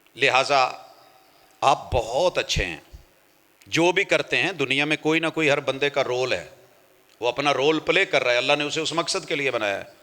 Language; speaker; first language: Urdu; non-native, local second language; Punjabi